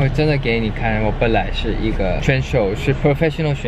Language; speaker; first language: Chinese; non-native, learner; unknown